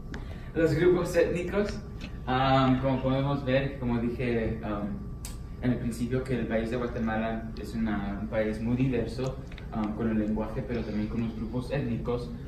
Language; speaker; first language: Spanish; early bilingual, heritage; Spanish